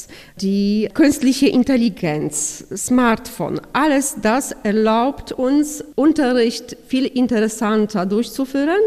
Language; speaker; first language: German; non-native, fluent; Polish